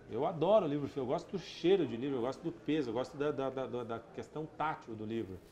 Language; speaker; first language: Portuguese; native; Portuguese